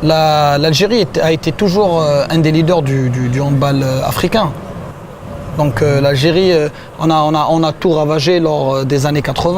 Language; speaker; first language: French; non-native, local second language; Arabic